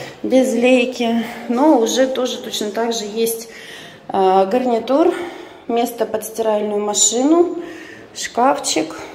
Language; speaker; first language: Russian; native; Russian